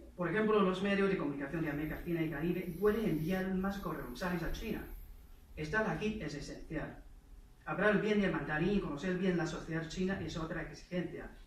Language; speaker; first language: Spanish; non-native, fluent; Chinese